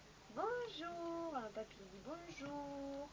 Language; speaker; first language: French; native; French